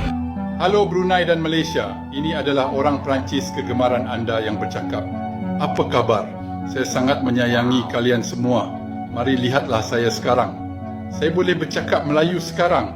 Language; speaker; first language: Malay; non-native, learner; French